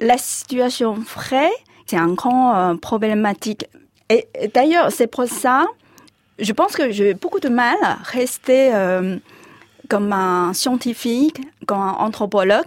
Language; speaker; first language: French; non-native, fluent; Chinese